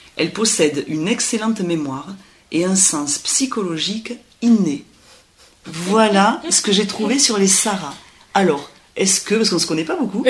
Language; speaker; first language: French; native; French